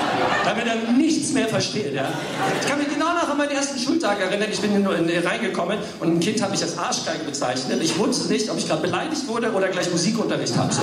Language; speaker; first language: German; early bilingual, other home language; English